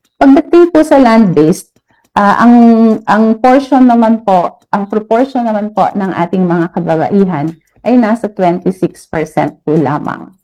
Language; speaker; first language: Filipino; native; Filipino